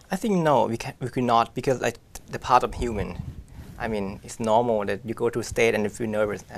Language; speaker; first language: English; non-native, fluent; Thai